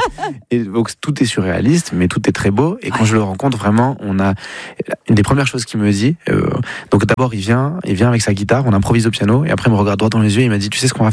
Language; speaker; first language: French; native; French